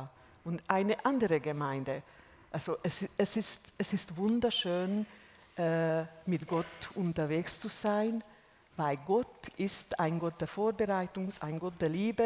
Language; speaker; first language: German; non-native, fluent; Hungarian